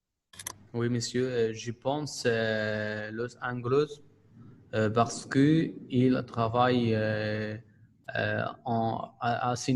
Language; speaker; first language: French; non-native, learner; Arabic